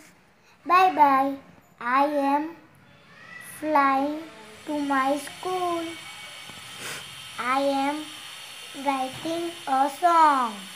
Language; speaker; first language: English; non-native, local second language; Gujarati